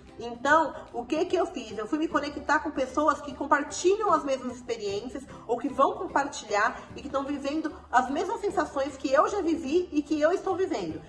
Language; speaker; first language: Portuguese; native; Portuguese